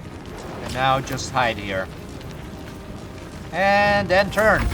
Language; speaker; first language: English; native; English